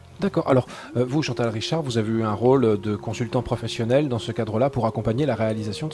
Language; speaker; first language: French; native; French